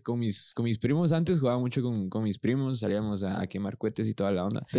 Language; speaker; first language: Spanish; native; Spanish